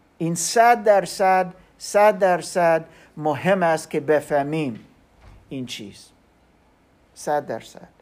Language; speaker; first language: Persian; non-native, learner; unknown